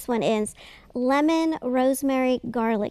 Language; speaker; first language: English; native; English